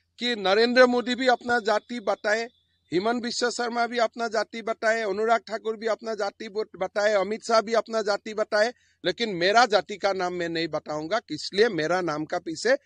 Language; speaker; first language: Hindi; non-native, local second language; Assamese